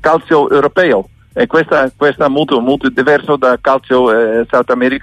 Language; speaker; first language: Italian; non-native, learner; Dutch